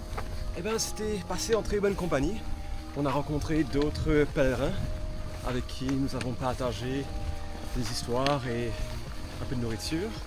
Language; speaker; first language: French; non-native, fluent; English